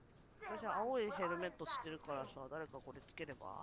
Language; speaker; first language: Japanese; native; Japanese